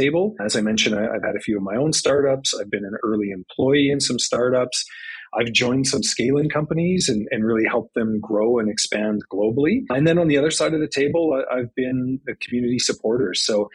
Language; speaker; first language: English; native; English